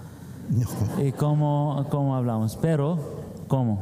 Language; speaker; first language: Spanish; non-native, fluent; Arabic